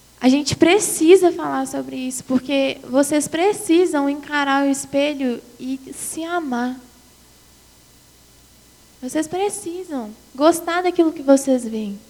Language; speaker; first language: Portuguese; native; Portuguese